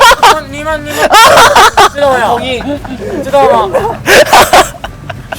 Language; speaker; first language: Chinese; non-native, learner; Korean